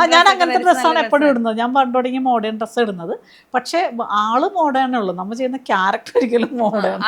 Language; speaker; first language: Malayalam; native; Malayalam